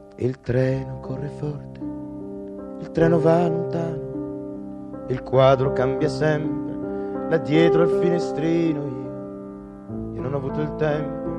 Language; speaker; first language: Italian; early bilingual, other home language; French